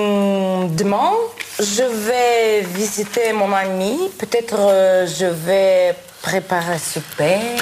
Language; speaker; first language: French; non-native, learner; Russian